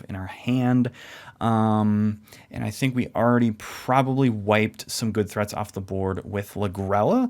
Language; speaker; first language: English; native; English